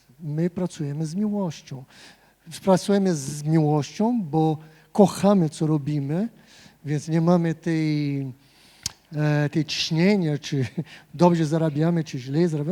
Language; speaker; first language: Polish; non-native, fluent; Portuguese